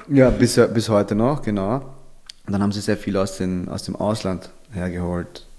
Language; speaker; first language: German; early bilingual, other home language; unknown